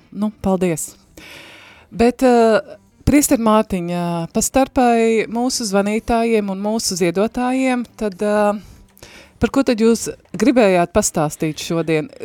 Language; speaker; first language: Latvian; native; Latvian